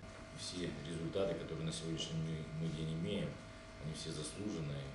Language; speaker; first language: Russian; native; Russian